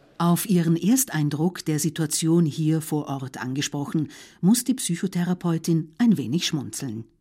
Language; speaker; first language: German; native; German